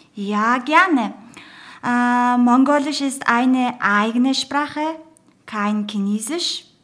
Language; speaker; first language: German; non-native, learner; Mongolian